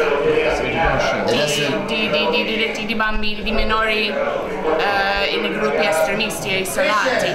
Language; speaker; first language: Italian; non-native, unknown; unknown